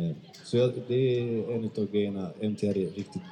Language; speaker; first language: Swedish; early bilingual, other home language; Turkish